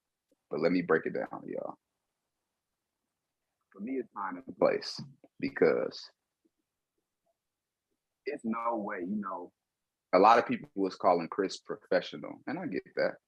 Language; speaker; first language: English; native; English